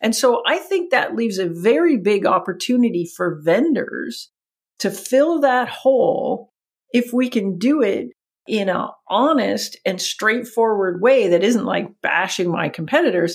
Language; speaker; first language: English; native; English